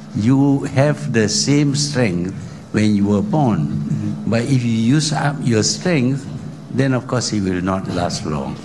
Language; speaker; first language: English; non-native, local second language; Malay